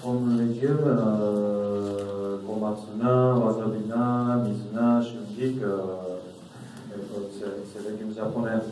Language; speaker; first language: French; non-native, learner; Japanese